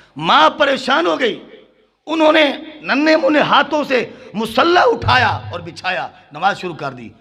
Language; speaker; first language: Urdu; non-native, local second language; Punjabi